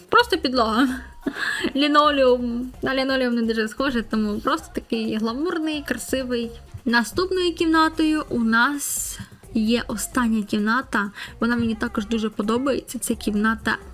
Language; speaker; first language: Ukrainian; non-native, local second language; Russian